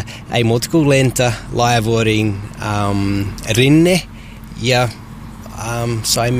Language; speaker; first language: Finnish; non-native, learner; English